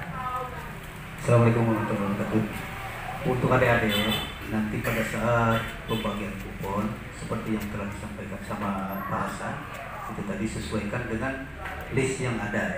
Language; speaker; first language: Indonesian; native; Indonesian